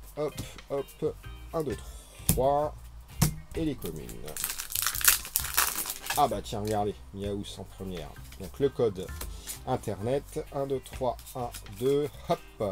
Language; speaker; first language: French; native; French